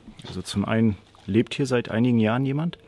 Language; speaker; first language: German; native; German